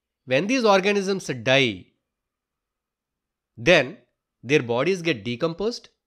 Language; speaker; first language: English; non-native, local second language; Telugu